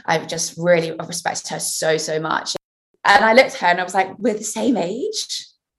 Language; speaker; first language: English; native; English